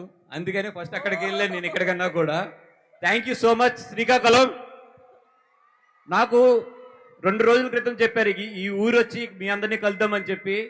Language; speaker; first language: Telugu; native; Telugu